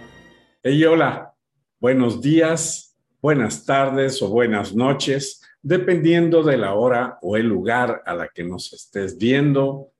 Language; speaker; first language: Spanish; native; Spanish